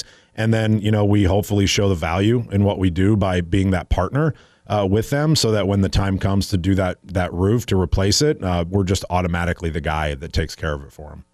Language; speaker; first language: English; native; English